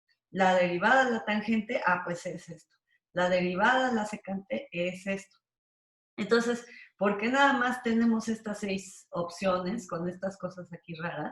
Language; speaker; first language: Spanish; native; Spanish